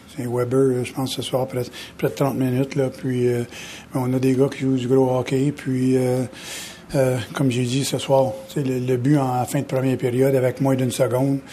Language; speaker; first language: French; native; French